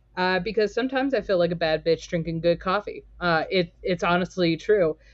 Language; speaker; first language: English; native; English